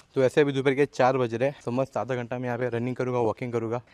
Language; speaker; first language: Hindi; non-native, local second language; Gujarati